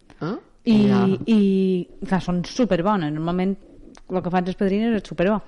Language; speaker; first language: Catalan; native; Catalan